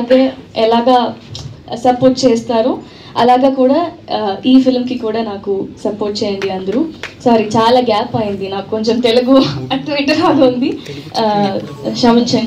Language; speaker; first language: Telugu; non-native, learner; Tamil